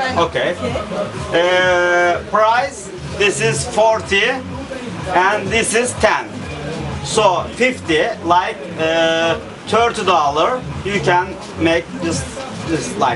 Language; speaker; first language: English; non-native, learner; Turkish